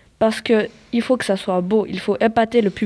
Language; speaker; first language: French; native; French